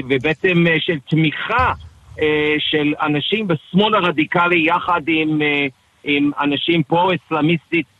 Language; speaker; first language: Hebrew; non-native, fluent; English